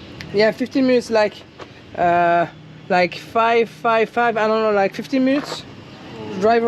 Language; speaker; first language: English; non-native, learner; French